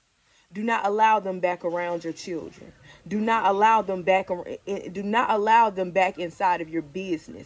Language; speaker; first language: English; native; English